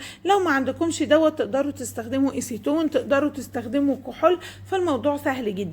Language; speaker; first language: Arabic; native; Arabic